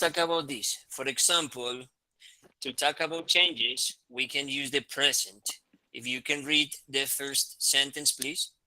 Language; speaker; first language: English; non-native, fluent; Spanish